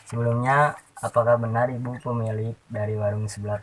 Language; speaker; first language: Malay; non-native, local second language; Sundanese